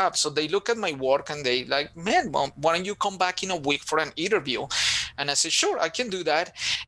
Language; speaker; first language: English; non-native, fluent; Spanish